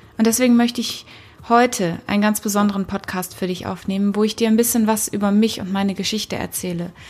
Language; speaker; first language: German; early bilingual, heritage; German